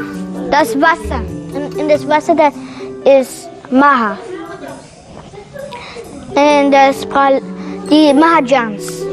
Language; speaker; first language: German; early bilingual, heritage; German